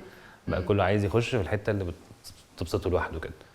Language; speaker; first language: Arabic; native; Arabic